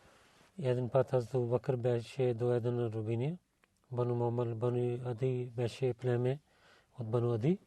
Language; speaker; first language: Bulgarian; non-native, learner; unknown